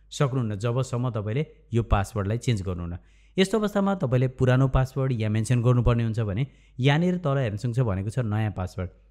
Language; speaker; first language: Nepali; native; Nepali